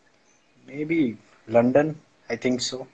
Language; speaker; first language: English; non-native, learner; Indonesian